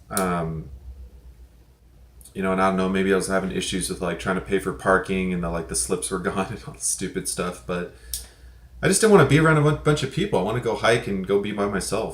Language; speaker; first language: English; native; English